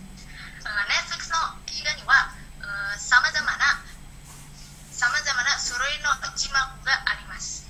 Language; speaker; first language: Japanese; non-native, learner; Indonesian